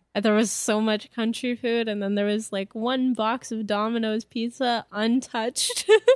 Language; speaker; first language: English; non-native, fluent; French